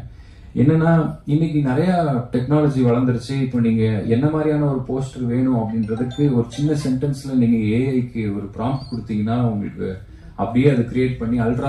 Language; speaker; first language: Tamil; native; Tamil